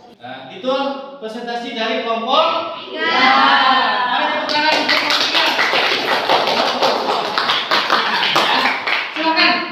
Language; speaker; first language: Indonesian; native; Indonesian